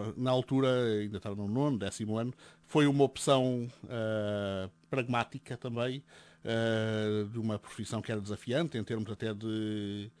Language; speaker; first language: Portuguese; native; Portuguese